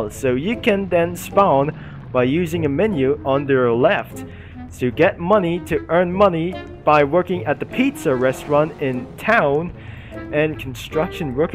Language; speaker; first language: English; non-native, learner; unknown